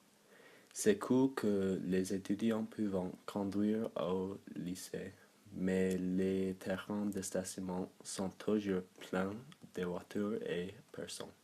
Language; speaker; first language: French; non-native, learner; English